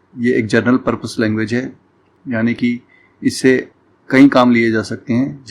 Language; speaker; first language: Hindi; native; Hindi